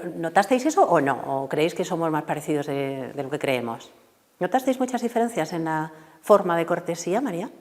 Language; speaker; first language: Spanish; native; Spanish